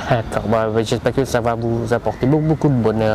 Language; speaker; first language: French; native; French